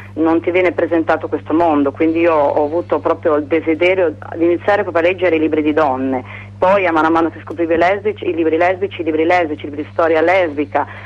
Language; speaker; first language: Italian; native; Italian